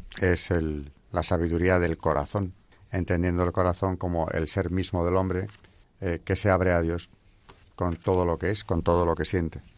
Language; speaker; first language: Spanish; native; Spanish